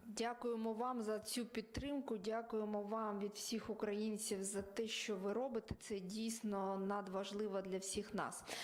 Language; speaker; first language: Ukrainian; native; Ukrainian